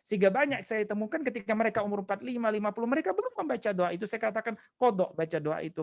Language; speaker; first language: Indonesian; native; Indonesian